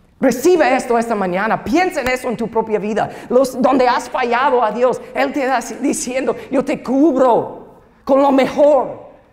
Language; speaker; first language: Spanish; non-native, fluent; English